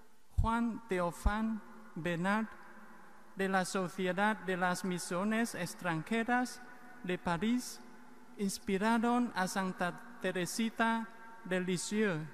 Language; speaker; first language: Spanish; non-native, fluent; Vietnamese